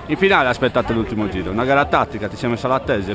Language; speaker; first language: Italian; native; Italian